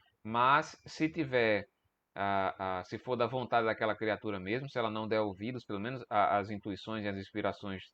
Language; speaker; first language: Portuguese; native; Portuguese